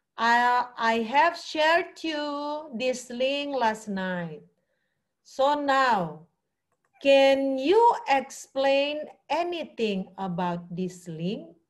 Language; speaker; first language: English; non-native, fluent; Indonesian